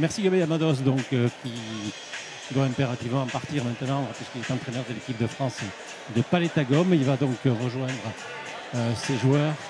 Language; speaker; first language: French; native; French